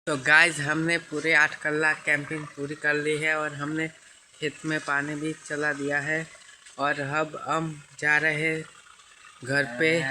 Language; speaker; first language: Hindi; non-native, local second language; Gujarati